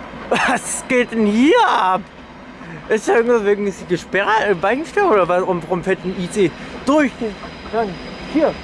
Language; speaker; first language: German; native; German